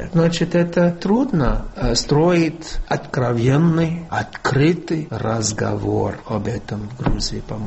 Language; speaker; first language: Russian; non-native, fluent; English